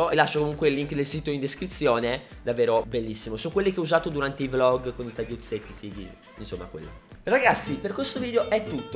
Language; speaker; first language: Italian; native; Italian